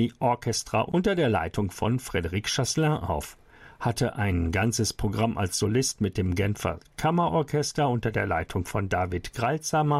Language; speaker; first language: German; native; German